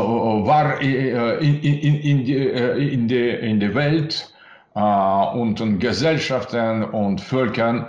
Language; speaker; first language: German; non-native, learner; Russian